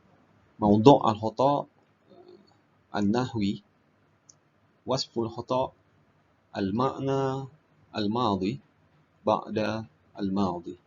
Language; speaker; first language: Arabic; non-native, fluent; Malay